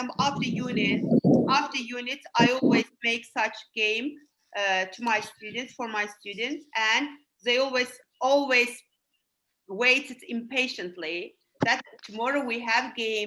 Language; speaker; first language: English; non-native, fluent; Azerbaijani